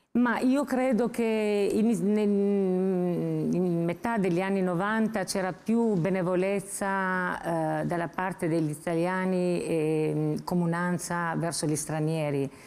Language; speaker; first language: Italian; non-native, fluent; Albanian